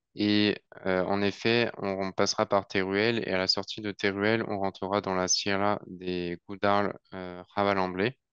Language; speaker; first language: French; native; French